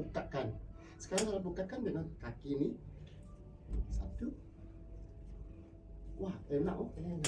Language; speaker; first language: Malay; non-native, local second language; Cantonese